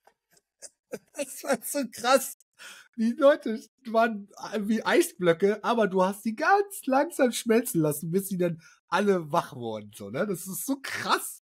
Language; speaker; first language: German; early bilingual, other home language; Arabic